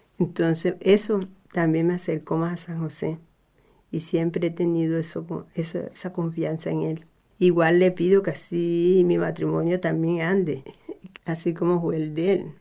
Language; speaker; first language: Spanish; native; Spanish